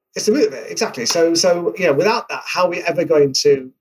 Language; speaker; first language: English; native; English